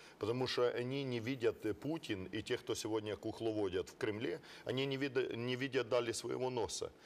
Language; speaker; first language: Russian; non-native, local second language; Ukrainian